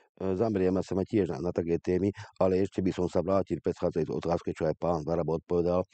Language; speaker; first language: Slovak; non-native, local second language; Hungarian